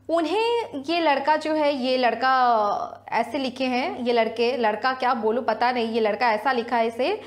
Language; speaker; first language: Hindi; non-native, local second language; Sadri